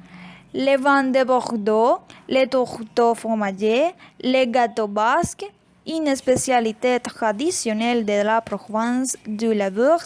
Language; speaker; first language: French; non-native, learner; Spanish